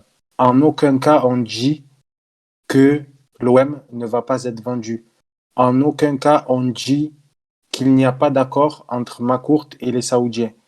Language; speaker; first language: French; native; French